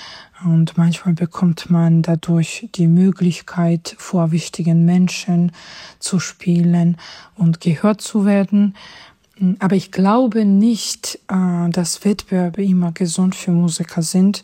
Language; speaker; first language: German; non-native, fluent; Georgian